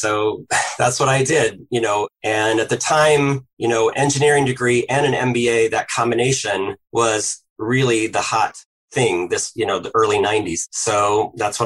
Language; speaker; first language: English; native; English